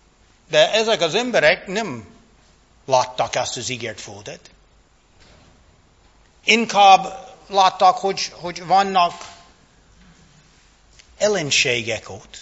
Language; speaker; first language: Hungarian; non-native, fluent; English